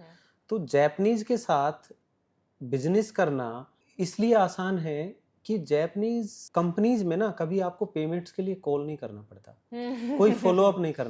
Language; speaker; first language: Hindi; native; Hindi